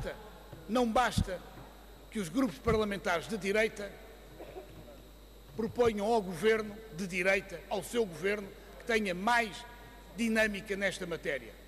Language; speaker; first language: Portuguese; native; Portuguese